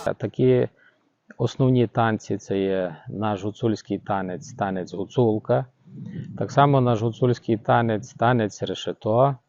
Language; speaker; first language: Ukrainian; native; Ukrainian